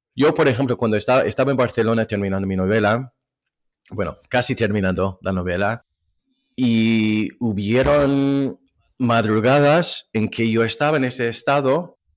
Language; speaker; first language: Spanish; non-native, fluent; English